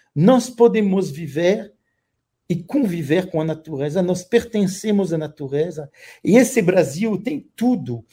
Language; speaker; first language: Portuguese; non-native, fluent; French